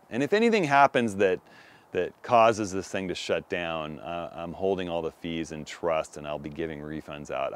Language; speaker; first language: English; native; English